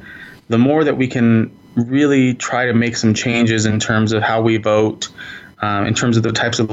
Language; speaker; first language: English; native; English